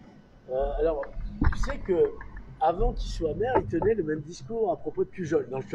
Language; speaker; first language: French; native; French